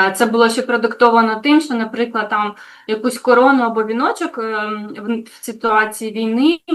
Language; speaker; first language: Ukrainian; native; Ukrainian